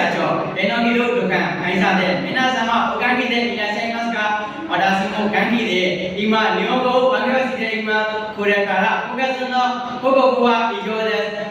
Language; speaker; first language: Japanese; non-native, learner; Burmese